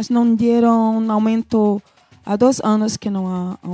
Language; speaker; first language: Spanish; non-native, learner; Portuguese